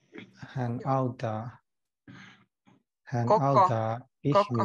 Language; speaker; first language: Finnish; non-native, learner; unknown